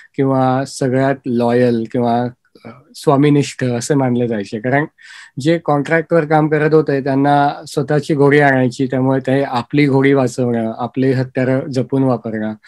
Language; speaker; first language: Marathi; native; Marathi